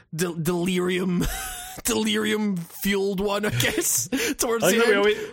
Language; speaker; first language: English; native; English